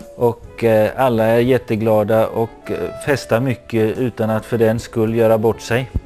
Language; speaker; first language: Swedish; native; Swedish